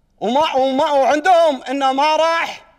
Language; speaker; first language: Arabic; native; Arabic